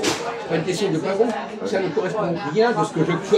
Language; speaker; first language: French; native; French